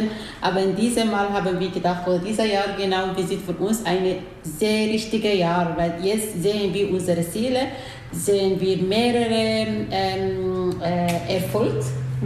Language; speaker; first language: German; non-native, learner; Arabic